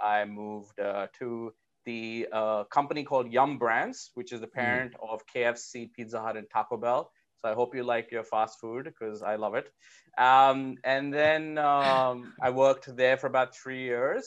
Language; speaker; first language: English; non-native, local second language; Hindi